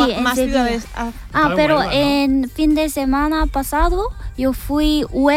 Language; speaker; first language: Spanish; non-native, learner; Korean